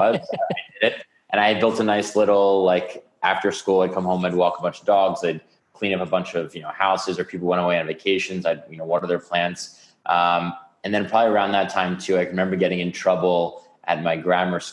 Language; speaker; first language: English; native; English